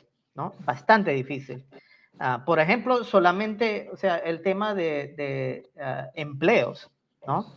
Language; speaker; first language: Spanish; non-native, fluent; Tamil